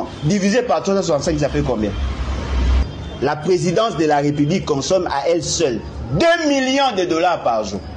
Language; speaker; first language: French; non-native, local second language; Lingala